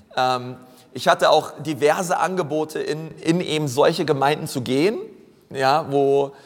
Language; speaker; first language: German; native; German